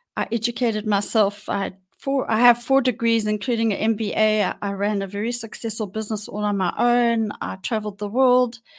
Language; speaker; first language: English; native; English